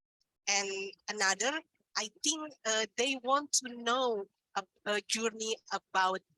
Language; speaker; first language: English; non-native, learner; Indonesian